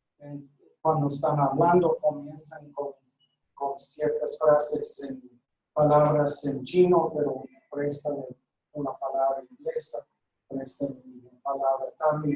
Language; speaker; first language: Spanish; non-native, fluent; English